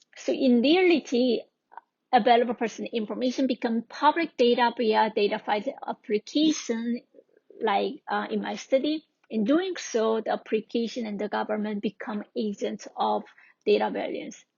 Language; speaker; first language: English; non-native, fluent; Korean